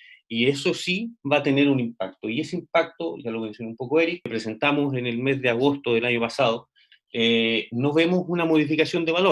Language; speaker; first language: Spanish; native; Spanish